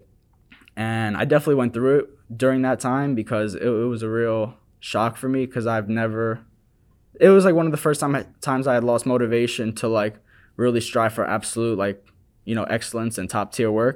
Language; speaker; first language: English; native; English